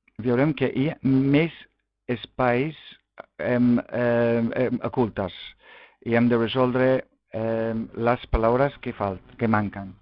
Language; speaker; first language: Catalan; non-native, local second language; Spanish